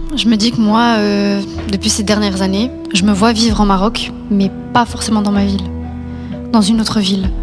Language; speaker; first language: French; early bilingual, other home language; Arabic